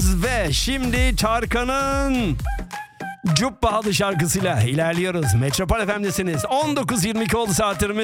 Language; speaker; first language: Turkish; early bilingual, other home language; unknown